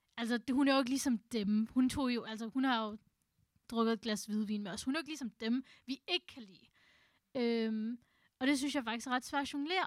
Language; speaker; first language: Danish; early bilingual, other home language; Urdu